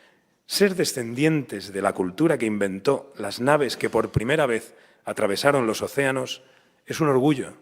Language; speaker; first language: Spanish; native; Spanish